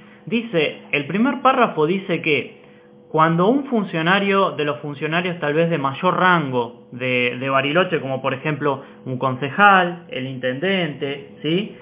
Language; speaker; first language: Spanish; native; Spanish